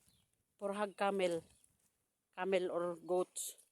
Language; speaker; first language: English; non-native, learner; Filipino